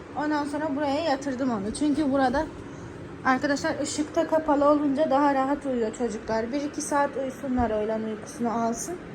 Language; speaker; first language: Turkish; native; Turkish